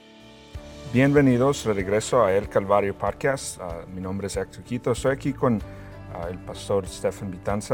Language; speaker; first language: Spanish; early bilingual, heritage; Spanish